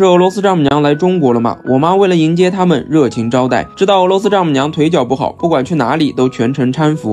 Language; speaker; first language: Chinese; native; Chinese